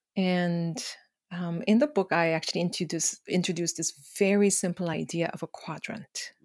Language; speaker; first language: English; non-native, fluent; Korean